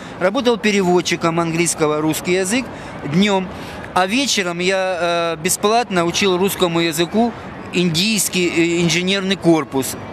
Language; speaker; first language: Russian; native; Russian